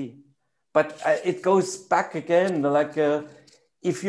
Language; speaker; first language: English; non-native, fluent; German